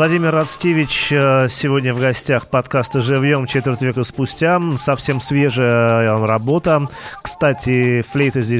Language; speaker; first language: Russian; native; Russian